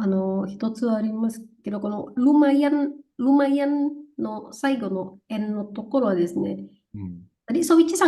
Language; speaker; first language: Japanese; non-native, fluent; Indonesian